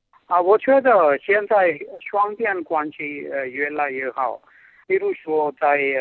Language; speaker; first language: Chinese; non-native, fluent; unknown